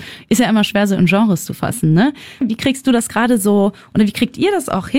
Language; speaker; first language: German; native; German